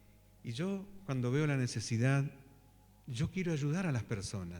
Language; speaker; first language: Spanish; native; Spanish